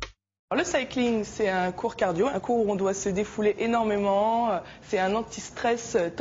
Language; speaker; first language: French; native; French